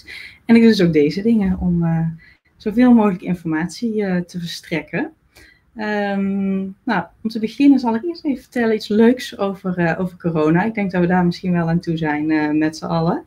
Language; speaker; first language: Dutch; native; Dutch